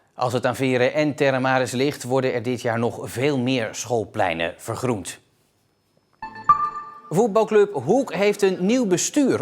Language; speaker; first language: Dutch; native; Dutch